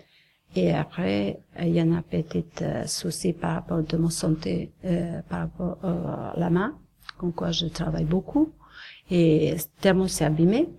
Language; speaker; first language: French; non-native, learner; Serbian